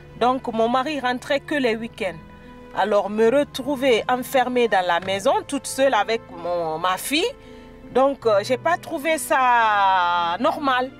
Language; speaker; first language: French; non-native, local second language; Fula